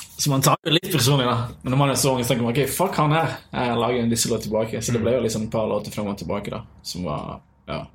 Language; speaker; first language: Norwegian; early bilingual, other home language; Bosnian